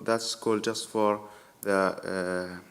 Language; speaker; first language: English; non-native, learner; Arabic